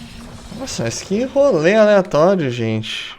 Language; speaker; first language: Portuguese; native; Portuguese